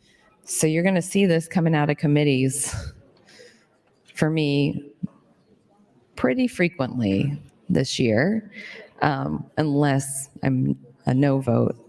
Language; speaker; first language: English; native; English